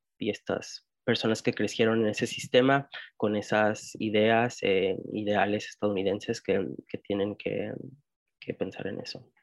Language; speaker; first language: Spanish; early bilingual, heritage; Spanish